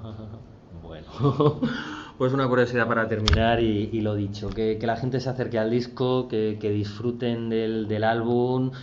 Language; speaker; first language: Spanish; native; Spanish